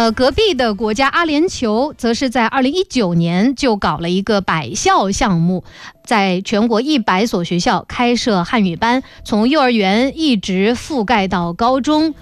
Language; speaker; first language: Chinese; native; Chinese